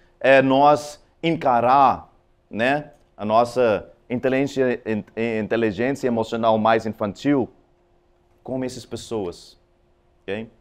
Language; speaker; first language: Portuguese; non-native, fluent; Afrikaans